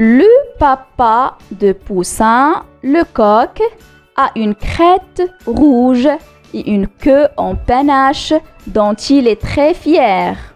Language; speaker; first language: French; non-native, local second language; Arabic